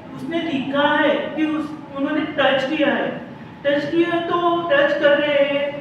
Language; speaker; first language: Hindi; non-native, local second language; Marathi